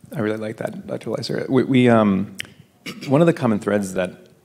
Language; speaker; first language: English; native; English